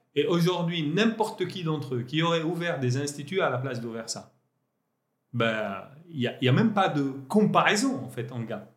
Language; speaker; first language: French; non-native, local second language; Arabic